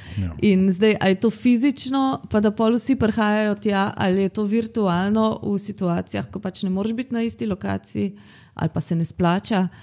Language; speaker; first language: Slovenian; native; Slovenian